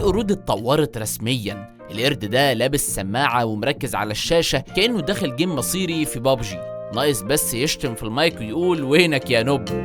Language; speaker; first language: Arabic; native; Arabic